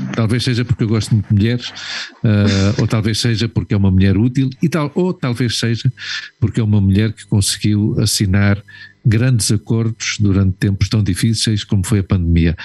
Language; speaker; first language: Portuguese; native; Portuguese